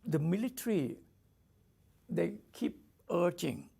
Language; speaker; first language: English; non-native, learner; Thai